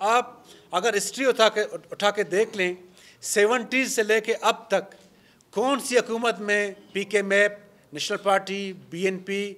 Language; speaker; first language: Urdu; non-native, local second language; Baluchi